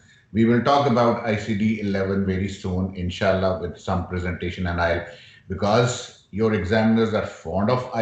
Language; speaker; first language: English; non-native, local second language; Urdu